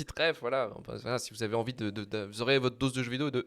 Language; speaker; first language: French; native; French